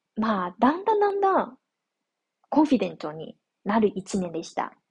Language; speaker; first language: Japanese; non-native, fluent; Chinese